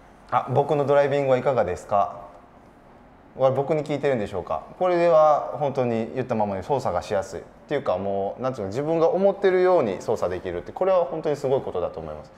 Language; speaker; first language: Japanese; native; Japanese